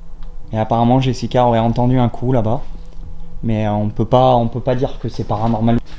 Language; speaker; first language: French; native; French